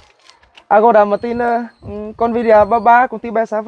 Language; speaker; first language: Portuguese; non-native, learner; Vietnamese